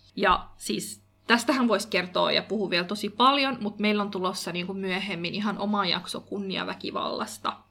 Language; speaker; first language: Finnish; early bilingual, other home language; Kurdish